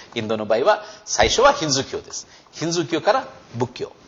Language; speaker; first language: Japanese; non-native, fluent; Hindi